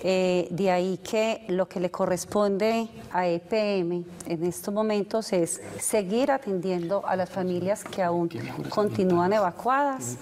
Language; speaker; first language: Spanish; native; Spanish